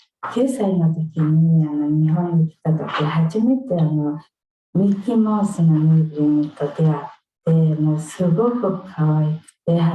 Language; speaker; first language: Japanese; non-native, fluent; Mongolian